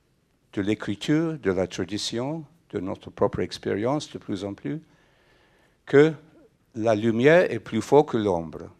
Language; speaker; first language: French; non-native, fluent; English